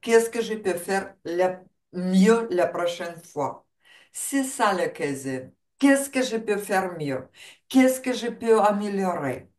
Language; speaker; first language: French; non-native, fluent; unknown